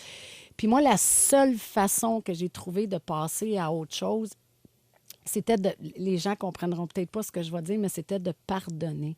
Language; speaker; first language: French; native; French